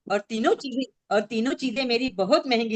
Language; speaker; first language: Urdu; non-native, local second language; Marathi